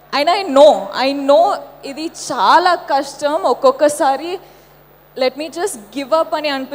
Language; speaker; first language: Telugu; non-native, local second language; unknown